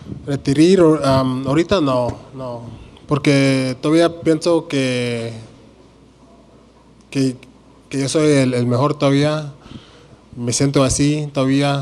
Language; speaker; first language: Spanish; early bilingual, heritage; Spanish